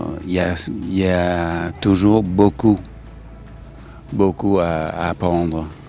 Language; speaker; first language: French; non-native, fluent; English